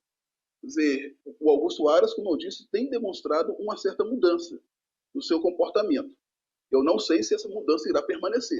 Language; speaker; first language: Portuguese; native; Portuguese